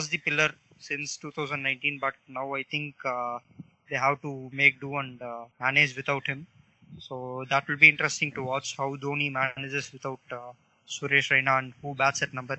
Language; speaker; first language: English; non-native, local second language; Tamil